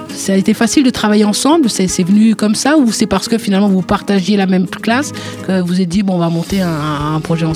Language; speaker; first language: French; native; French